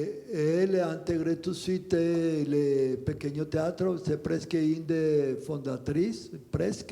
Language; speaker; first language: French; non-native, fluent; Spanish